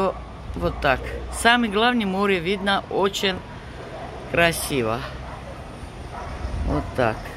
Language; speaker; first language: Russian; non-native, fluent; Georgian